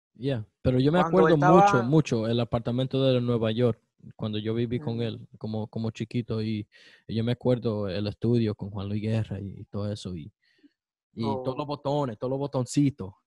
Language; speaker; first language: Spanish; early bilingual, heritage; Spanish